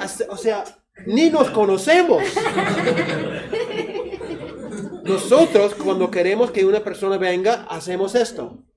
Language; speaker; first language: Spanish; non-native, fluent; English